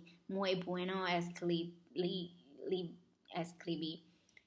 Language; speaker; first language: Spanish; non-native, learner; Chinese